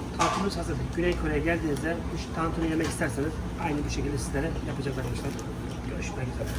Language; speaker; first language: Turkish; native; Turkish